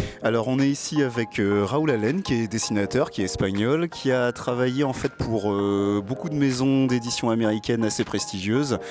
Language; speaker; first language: French; native; French